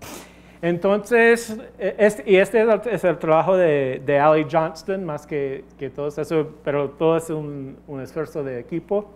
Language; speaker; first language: Spanish; non-native, fluent; English